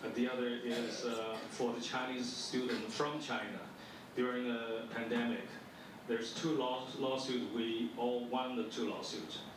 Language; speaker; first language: English; non-native, fluent; Chinese